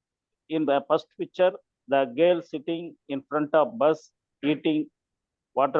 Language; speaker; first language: English; non-native, learner; Tamil